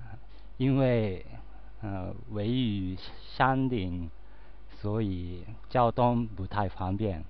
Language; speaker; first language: Chinese; non-native, learner; Japanese